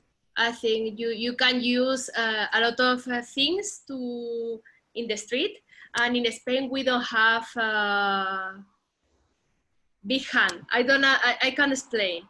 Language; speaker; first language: English; non-native, learner; Spanish